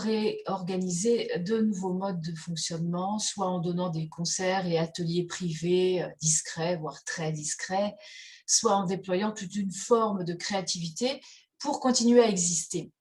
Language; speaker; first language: French; native; French